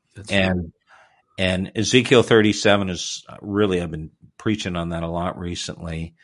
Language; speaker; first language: English; native; English